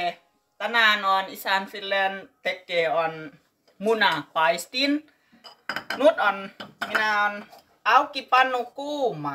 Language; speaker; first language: Finnish; non-native, learner; Thai